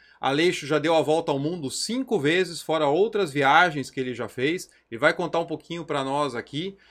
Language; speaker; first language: Portuguese; native; Portuguese